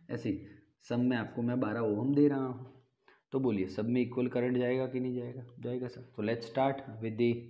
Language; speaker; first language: Hindi; non-native, local second language; Gujarati